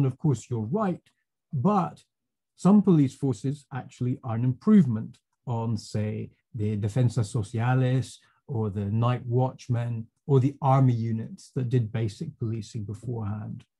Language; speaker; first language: English; native; English